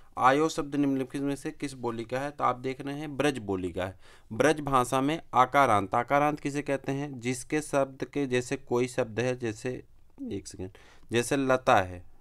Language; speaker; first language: Hindi; native; Hindi